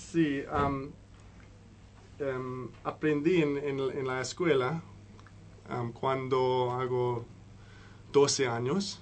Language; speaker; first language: Spanish; non-native, learner; English